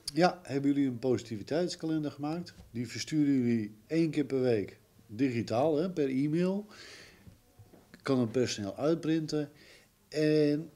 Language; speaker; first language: Dutch; native; Dutch